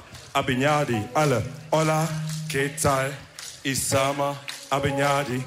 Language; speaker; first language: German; early bilingual, other home language; Wolof